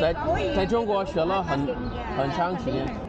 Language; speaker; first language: Chinese; non-native, fluent; English